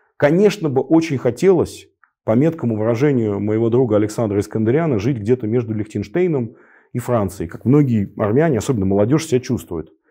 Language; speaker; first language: Russian; native; Russian